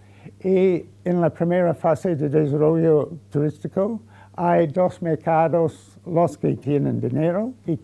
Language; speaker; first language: Spanish; non-native, fluent; English